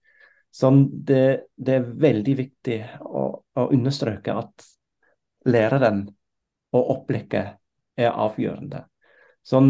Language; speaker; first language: Norwegian; non-native, fluent; German